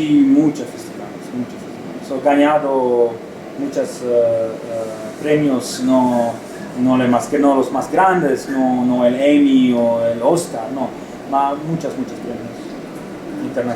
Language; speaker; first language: Spanish; non-native, learner; Romanian